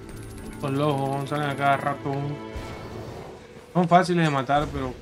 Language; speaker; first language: Spanish; native; Spanish